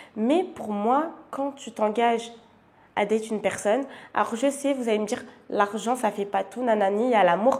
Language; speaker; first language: French; native; French